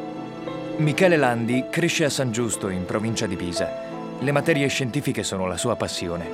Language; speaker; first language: Italian; native; Italian